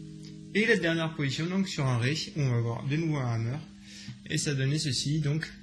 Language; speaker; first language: French; native; French